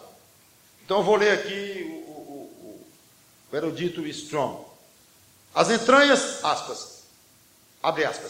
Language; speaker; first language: Portuguese; native; Portuguese